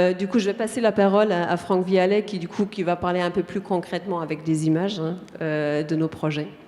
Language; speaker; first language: French; non-native, fluent; German